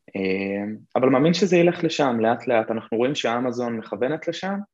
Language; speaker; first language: Hebrew; native; Hebrew